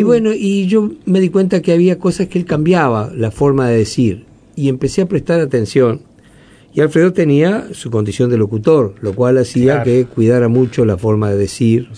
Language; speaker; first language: Spanish; native; Spanish